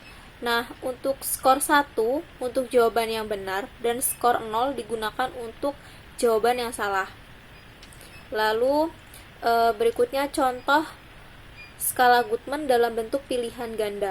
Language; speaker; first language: Indonesian; native; Indonesian